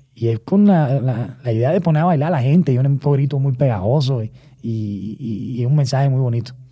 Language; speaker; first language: Spanish; native; Spanish